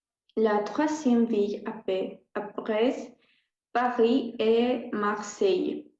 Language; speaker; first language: French; non-native, learner; Spanish